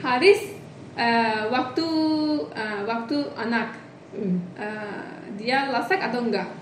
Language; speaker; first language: Indonesian; non-native, learner; Turkish